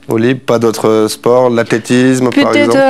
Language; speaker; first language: French; native; French